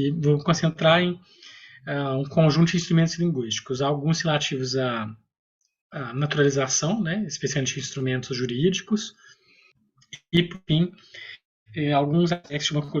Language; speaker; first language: Portuguese; native; Portuguese